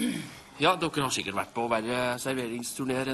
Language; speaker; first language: Norwegian; native; Norwegian